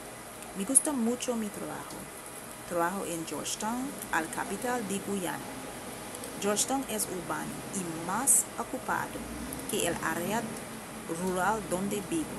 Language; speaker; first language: Spanish; non-native, learner; English